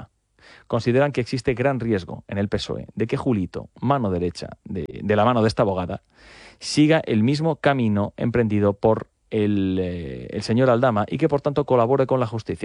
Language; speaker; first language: Spanish; native; Spanish